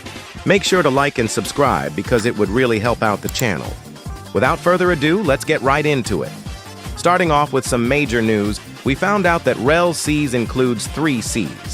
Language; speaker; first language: English; native; English